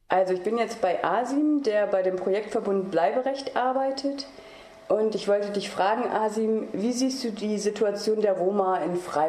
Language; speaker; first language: German; native; German